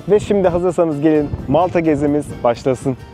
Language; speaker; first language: Turkish; native; Turkish